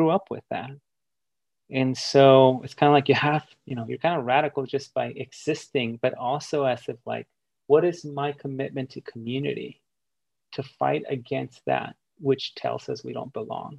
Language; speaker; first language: English; early bilingual, other home language; Spanish